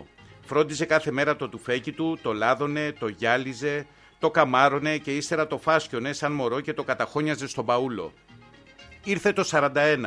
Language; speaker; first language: Greek; native; Greek